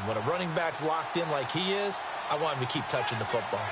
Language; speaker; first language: English; native; English